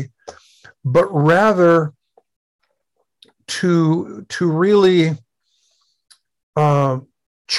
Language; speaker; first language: English; native; English